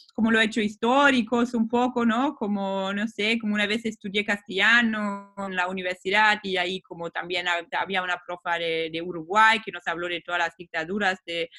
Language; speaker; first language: Spanish; non-native, fluent; German